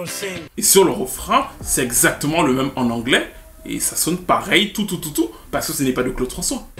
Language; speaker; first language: French; native; French